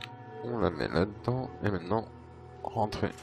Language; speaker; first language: French; native; French